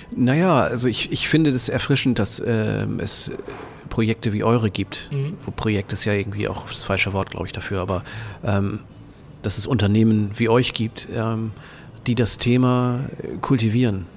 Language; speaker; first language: German; native; German